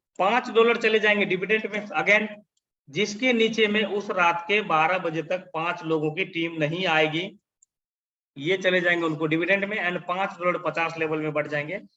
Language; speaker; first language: Hindi; native; Hindi